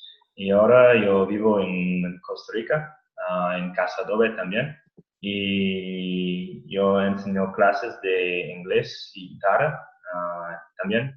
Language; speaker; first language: Spanish; non-native, learner; English